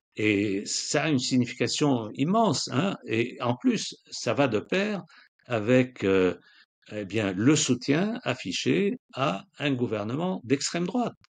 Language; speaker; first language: French; non-native, local second language; Arabic